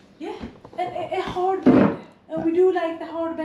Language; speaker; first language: English; non-native, fluent; Swedish